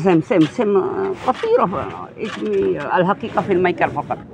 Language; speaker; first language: Arabic; non-native, learner; Malay